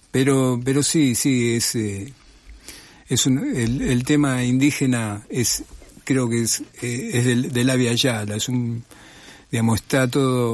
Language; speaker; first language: Spanish; native; Spanish